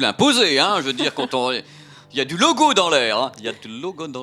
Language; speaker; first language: French; native; French